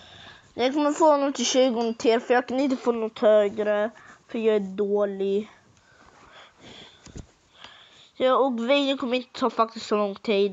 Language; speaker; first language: Swedish; early bilingual, other home language; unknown